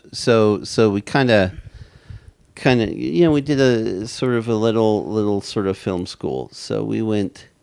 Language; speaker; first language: English; native; English